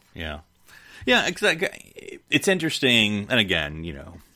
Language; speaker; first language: English; native; English